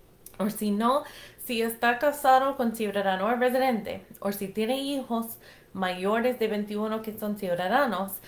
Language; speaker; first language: Spanish; non-native, fluent; English